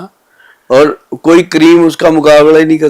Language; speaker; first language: Hindi; native; Hindi